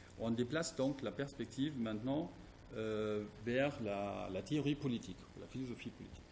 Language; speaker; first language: French; non-native, fluent; German